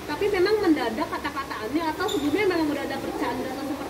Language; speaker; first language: Indonesian; native; Indonesian